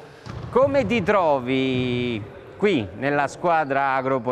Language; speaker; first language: Italian; native; Italian